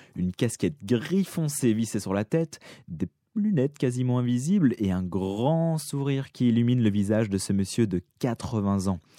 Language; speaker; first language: French; native; French